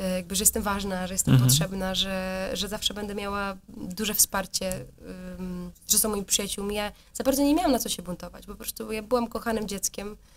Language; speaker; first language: Polish; native; Polish